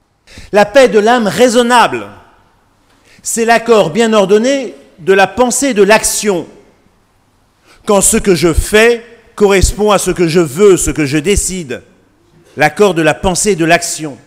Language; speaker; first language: French; native; French